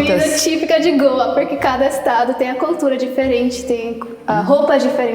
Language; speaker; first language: Portuguese; non-native, fluent; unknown